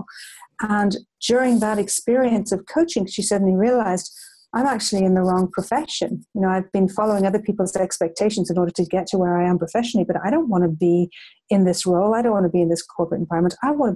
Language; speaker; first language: English; native; English